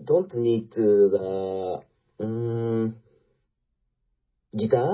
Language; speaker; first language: English; non-native, learner; Japanese